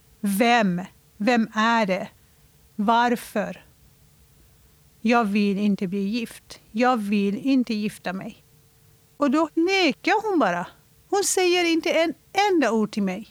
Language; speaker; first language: Swedish; non-native, fluent; Persian